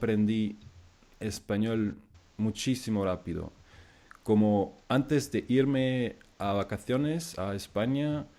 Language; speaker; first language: Spanish; non-native, fluent; German